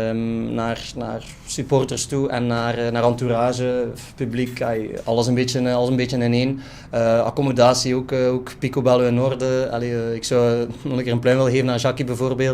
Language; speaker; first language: Dutch; native; Dutch